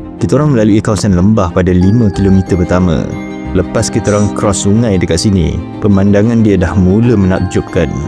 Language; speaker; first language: Malay; native; Malay